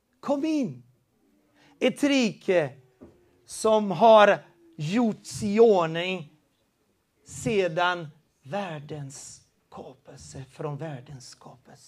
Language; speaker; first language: Swedish; non-native, fluent; Spanish